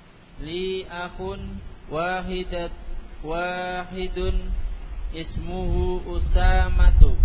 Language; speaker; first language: Arabic; non-native, learner; Indonesian